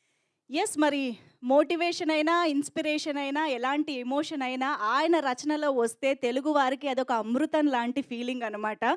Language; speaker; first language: Telugu; native; Telugu